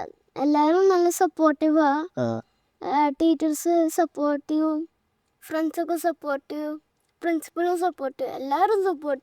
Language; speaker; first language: Malayalam; early bilingual, heritage; Malayalam